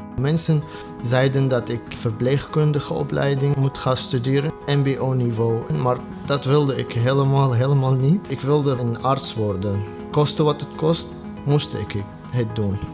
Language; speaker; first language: Dutch; non-native, fluent; Arabic